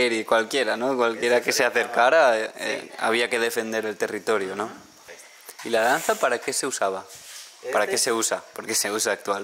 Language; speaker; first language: Spanish; native; Spanish